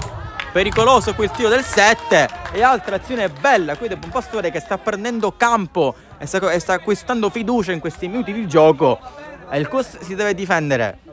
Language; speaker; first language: Italian; native; Italian